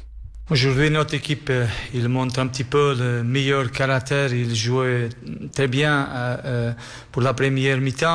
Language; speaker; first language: French; non-native, learner; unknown